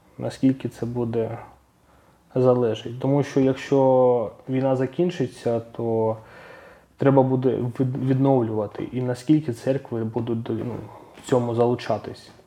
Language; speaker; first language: Ukrainian; non-native, local second language; Russian